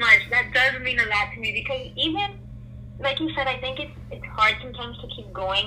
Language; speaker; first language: English; native; English